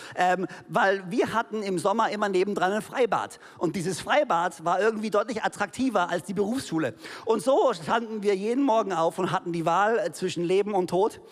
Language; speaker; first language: German; native; German